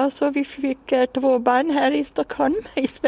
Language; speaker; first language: Swedish; non-native, fluent; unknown